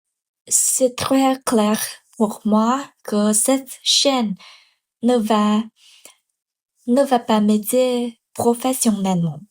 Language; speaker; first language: French; non-native, learner; Vietnamese